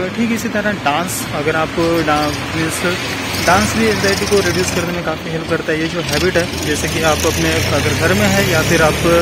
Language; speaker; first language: Hindi; non-native, local second language; Marathi